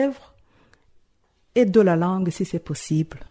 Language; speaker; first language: French; non-native, local second language; Rundi